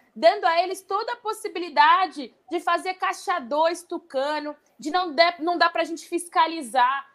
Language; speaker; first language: Portuguese; native; Portuguese